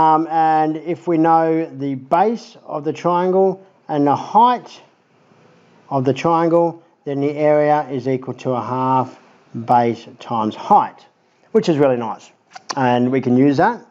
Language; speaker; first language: English; native; English